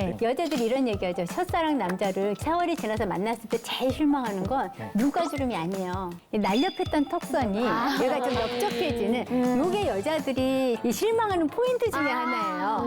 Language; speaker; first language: Korean; native; Korean